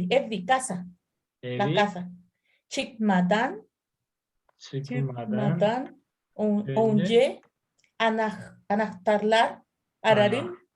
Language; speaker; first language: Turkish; non-native, learner; Spanish